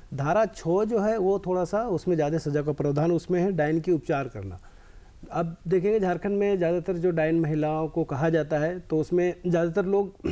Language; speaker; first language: Hindi; native; Hindi